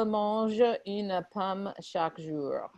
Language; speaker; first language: French; non-native, fluent; English